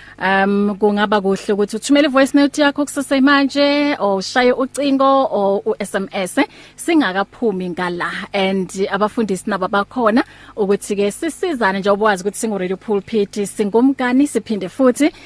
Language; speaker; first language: Zulu; native; Zulu